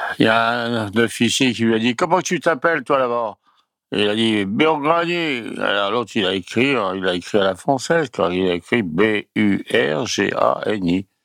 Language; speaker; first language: French; early bilingual, other home language; Italian